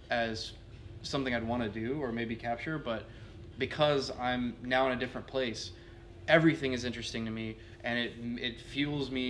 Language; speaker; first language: English; native; English